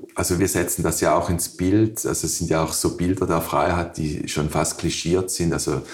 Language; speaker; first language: German; native; German